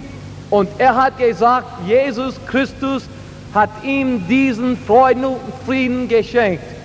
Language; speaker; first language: German; non-native, learner; English